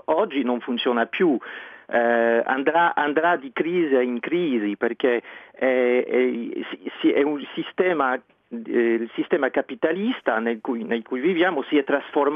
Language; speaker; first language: Italian; non-native, fluent; French